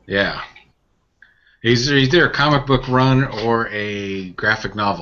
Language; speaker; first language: English; native; English